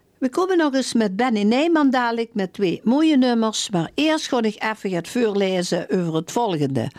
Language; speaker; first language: Dutch; native; Dutch